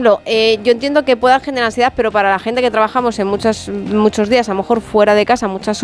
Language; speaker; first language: Spanish; native; Spanish